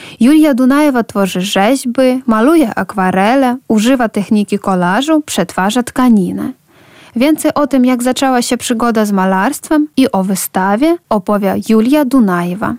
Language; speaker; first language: Polish; native; Polish